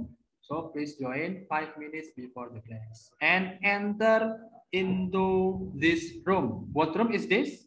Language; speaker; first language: English; non-native, learner; Indonesian